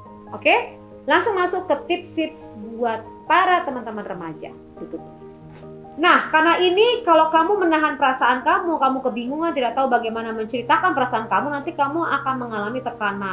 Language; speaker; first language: Indonesian; native; Indonesian